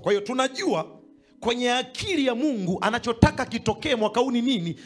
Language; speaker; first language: Swahili; native; Swahili